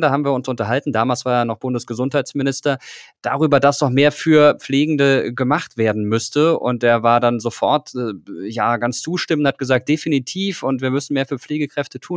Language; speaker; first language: German; native; German